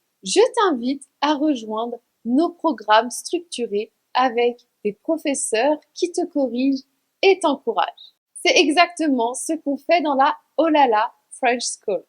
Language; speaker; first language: French; native; French